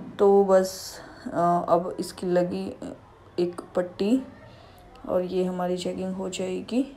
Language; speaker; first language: Hindi; native; Hindi